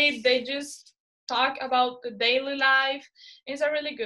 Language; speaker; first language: English; non-native, fluent; Spanish